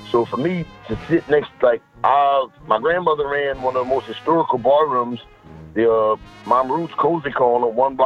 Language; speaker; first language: English; native; English